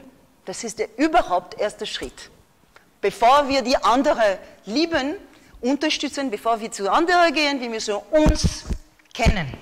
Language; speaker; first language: German; non-native, fluent; French